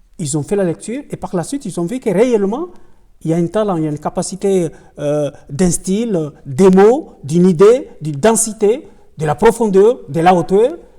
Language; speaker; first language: French; non-native, local second language; Ngazidja Comorian